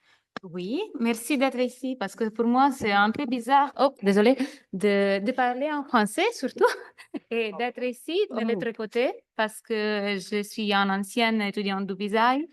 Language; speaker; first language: French; non-native, fluent; Italian